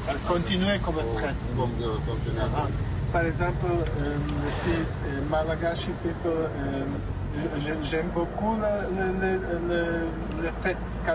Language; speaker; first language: French; non-native, learner; Slovak